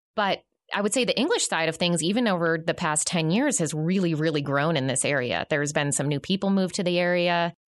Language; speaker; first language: English; native; English